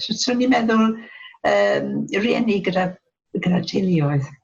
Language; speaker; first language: Welsh; non-native, local second language; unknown